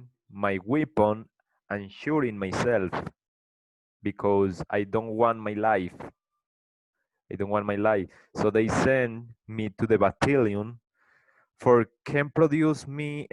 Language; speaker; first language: English; non-native, learner; Spanish